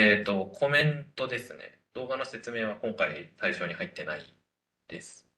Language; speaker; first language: Japanese; native; Japanese